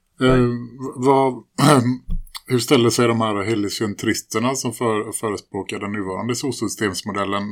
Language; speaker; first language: Swedish; native; Swedish